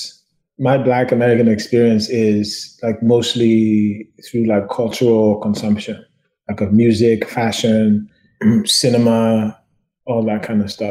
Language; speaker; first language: English; non-native, local second language; Yoruba